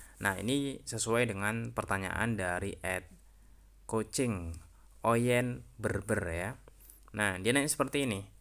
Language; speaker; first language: Indonesian; native; Indonesian